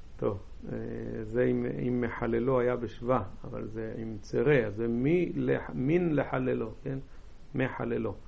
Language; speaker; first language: Hebrew; native; Hebrew